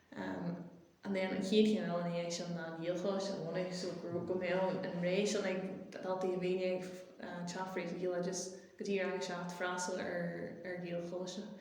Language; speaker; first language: Irish; non-native, local second language; English